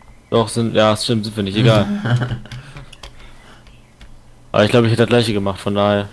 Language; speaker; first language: German; native; German